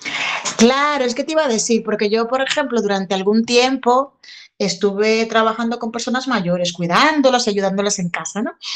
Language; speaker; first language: Spanish; native; Spanish